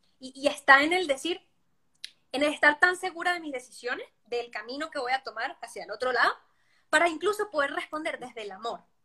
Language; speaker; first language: Spanish; native; Spanish